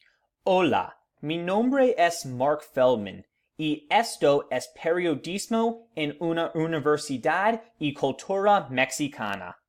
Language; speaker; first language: Spanish; non-native, learner; English